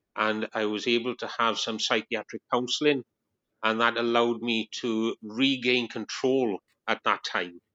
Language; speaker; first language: English; native; English